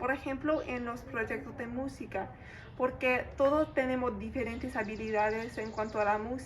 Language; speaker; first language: Spanish; non-native, fluent; English